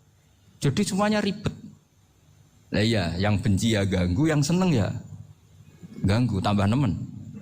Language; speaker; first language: Indonesian; non-native, local second language; Javanese